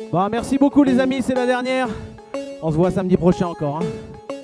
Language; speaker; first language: French; native; French